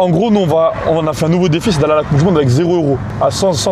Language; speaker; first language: French; native; French